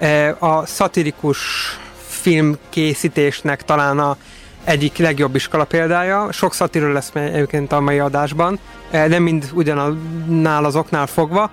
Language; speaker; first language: Hungarian; native; Hungarian